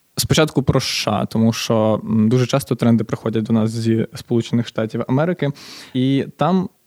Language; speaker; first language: Ukrainian; native; Ukrainian